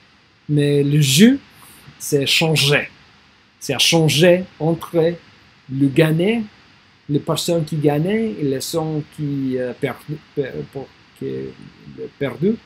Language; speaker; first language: French; non-native, learner; English